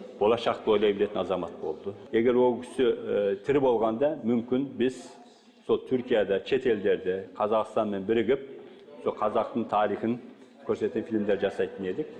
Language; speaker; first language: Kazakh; early bilingual, heritage; Kazakh